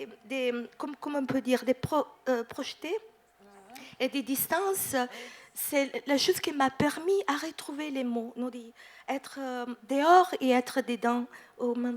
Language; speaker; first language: French; non-native, fluent; Italian